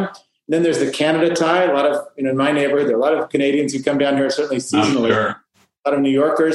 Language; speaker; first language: English; native; English